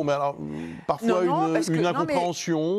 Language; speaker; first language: French; native; French